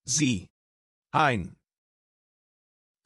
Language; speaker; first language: German; non-native, learner; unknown